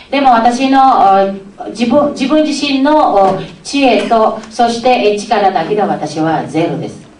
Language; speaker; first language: Japanese; non-native, fluent; Filipino